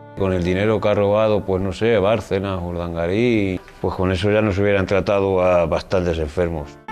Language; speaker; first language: Spanish; native; Spanish